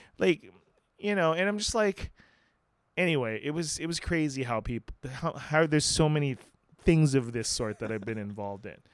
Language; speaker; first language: English; non-native, local second language; Filipino